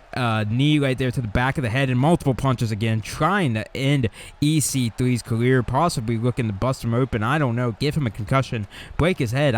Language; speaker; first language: English; native; English